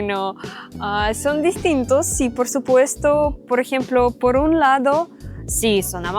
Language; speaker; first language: Spanish; non-native, learner; Russian